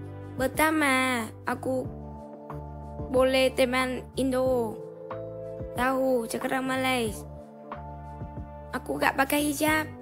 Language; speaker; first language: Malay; non-native, learner; Vietnamese